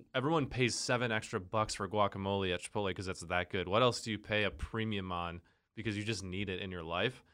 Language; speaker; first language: English; native; English